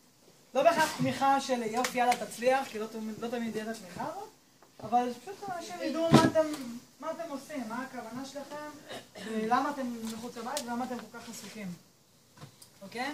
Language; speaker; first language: Hebrew; native; Hebrew